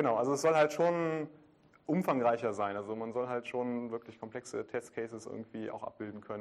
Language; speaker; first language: German; native; German